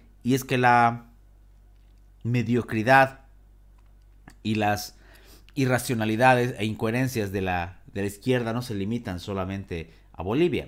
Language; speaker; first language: Spanish; native; Spanish